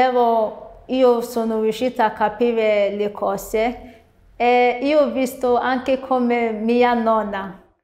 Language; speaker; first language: Italian; non-native, learner; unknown